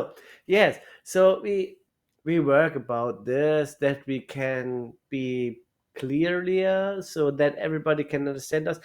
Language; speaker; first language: English; non-native, learner; German